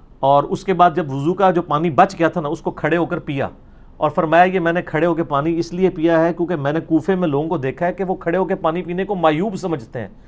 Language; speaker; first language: Urdu; native; Urdu